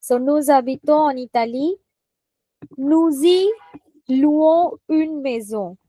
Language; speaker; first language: French; non-native, fluent; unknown